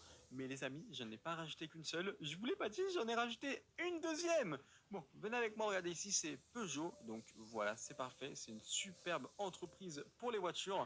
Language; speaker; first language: French; native; French